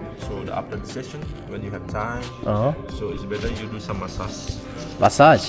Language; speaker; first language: English; non-native, learner; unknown